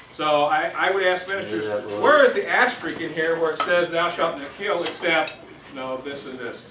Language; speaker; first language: English; native; English